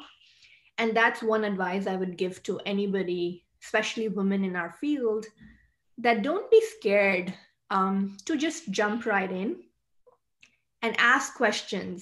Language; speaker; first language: English; non-native, local second language; Hindi